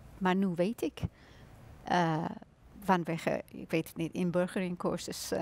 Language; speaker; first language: Dutch; non-native, learner; Persian